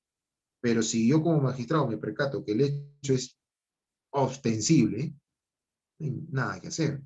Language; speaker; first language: Spanish; native; Spanish